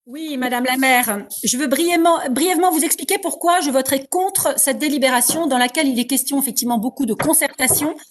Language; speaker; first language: French; native; French